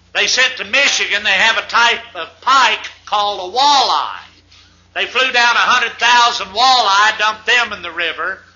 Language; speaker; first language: English; native; English